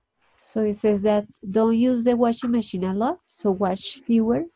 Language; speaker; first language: English; non-native, fluent; Spanish